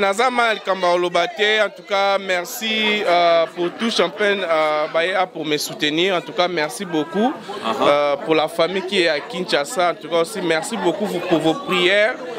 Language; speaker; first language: French; non-native, local second language; Lingala